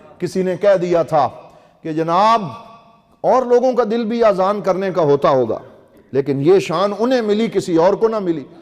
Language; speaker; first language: Urdu; non-native, local second language; Punjabi